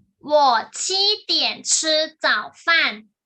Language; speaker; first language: Chinese; non-native, fluent; Thai